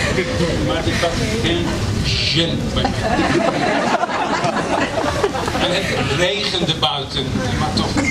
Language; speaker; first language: Dutch; non-native, fluent; Persian